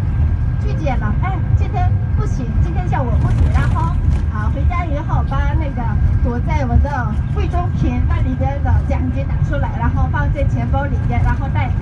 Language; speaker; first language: Chinese; non-native, fluent; Korean